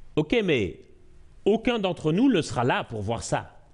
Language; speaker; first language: French; native; French